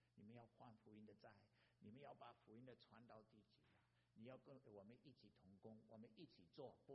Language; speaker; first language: Chinese; non-native, fluent; English